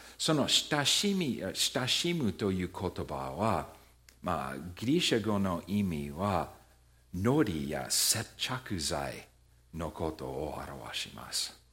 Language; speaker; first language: Japanese; non-native, fluent; English